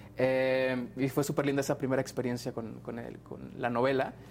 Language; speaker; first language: Spanish; native; Spanish